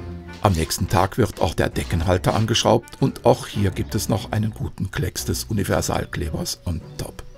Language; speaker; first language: German; native; German